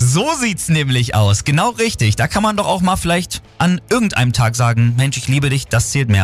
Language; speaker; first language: German; native; German